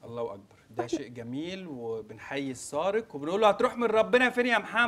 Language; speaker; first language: Arabic; native; Arabic